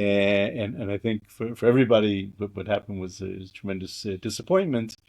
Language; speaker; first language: English; native; English